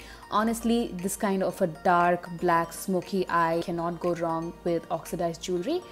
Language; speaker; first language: English; non-native, local second language; Tamil